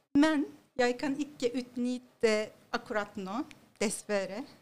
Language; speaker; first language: Norwegian; non-native, fluent; Turkish